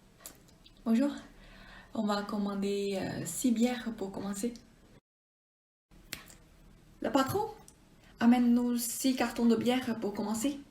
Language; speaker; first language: French; non-native, fluent; Chinese